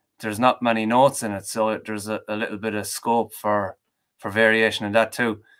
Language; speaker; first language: English; native; English